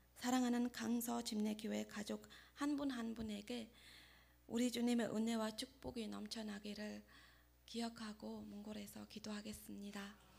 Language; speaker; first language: Korean; non-native, fluent; Mongolian